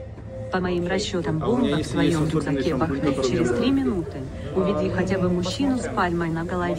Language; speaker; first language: Russian; native; Russian